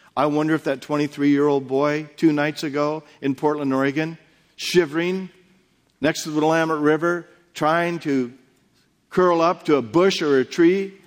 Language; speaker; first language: English; native; English